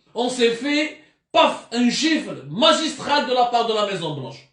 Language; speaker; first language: French; non-native, local second language; Arabic